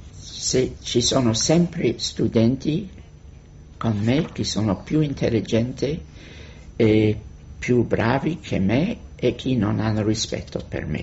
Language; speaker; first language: Italian; non-native, fluent; English